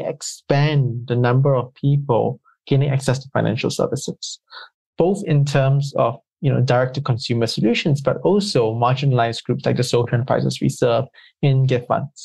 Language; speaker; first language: English; native; English